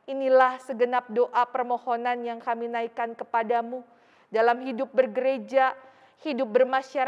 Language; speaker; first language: Indonesian; native; Indonesian